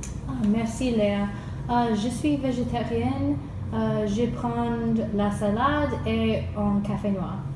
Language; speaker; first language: French; non-native, learner; English